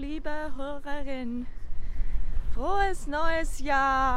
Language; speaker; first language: German; non-native, learner; Japanese